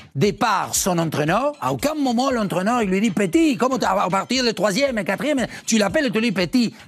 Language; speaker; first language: French; non-native, fluent; Spanish